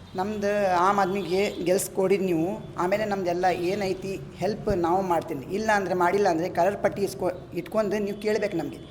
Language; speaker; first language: Kannada; non-native, local second language; Urdu